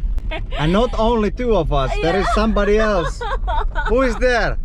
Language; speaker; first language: English; non-native, fluent; Finnish